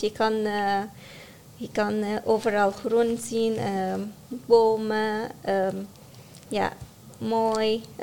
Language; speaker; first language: Dutch; non-native, learner; Arabic